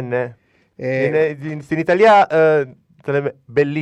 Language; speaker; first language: Greek; non-native, learner; Italian